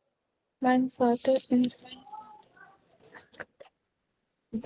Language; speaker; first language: German; non-native, learner; Urdu